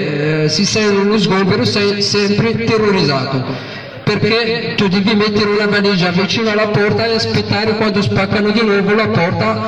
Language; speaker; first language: Italian; non-native, fluent; Arabic